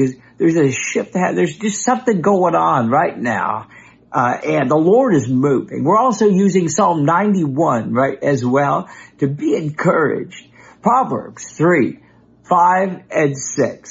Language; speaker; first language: English; native; English